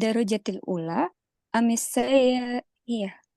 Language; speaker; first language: Arabic; non-native, learner; Indonesian